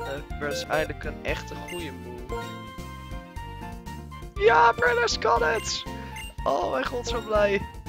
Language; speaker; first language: Dutch; native; Dutch